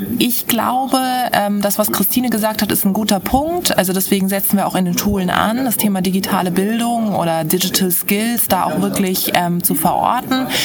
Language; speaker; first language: German; early bilingual, other home language; Turkish